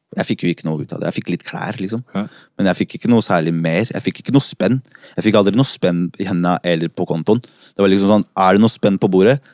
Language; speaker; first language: Norwegian; early bilingual, other home language; Spanish